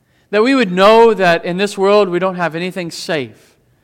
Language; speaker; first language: English; native; English